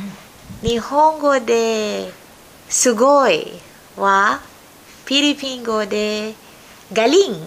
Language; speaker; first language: Japanese; non-native, learner; Filipino